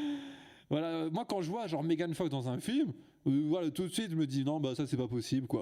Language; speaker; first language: French; native; French